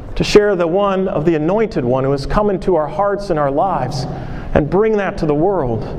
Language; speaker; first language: English; native; English